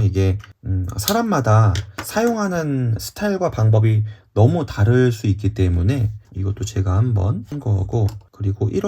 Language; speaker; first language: Korean; native; Korean